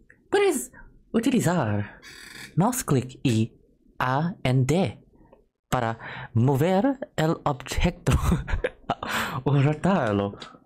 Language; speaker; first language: Spanish; non-native, learner; Thai